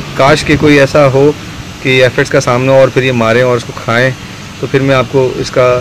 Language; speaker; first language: Urdu; native; Urdu